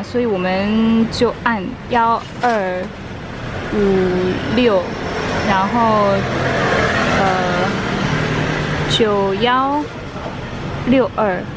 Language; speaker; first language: Chinese; non-native, fluent; Korean